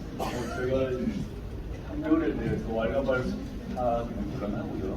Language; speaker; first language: Korean; native; Korean